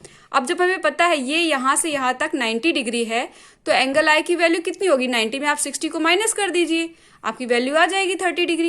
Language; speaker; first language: Hindi; native; Hindi